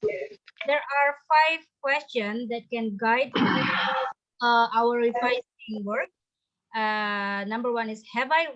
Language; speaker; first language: English; non-native, fluent; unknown